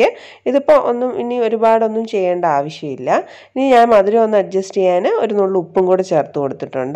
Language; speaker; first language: Malayalam; native; Malayalam